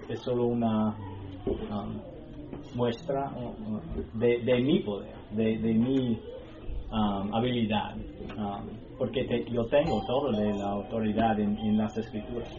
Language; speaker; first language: Spanish; non-native, learner; English